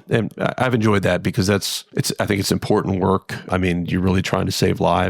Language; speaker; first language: English; native; English